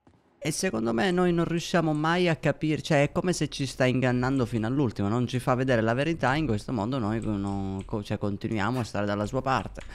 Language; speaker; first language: Italian; native; Italian